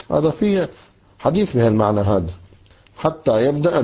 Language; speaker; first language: Arabic; native; Arabic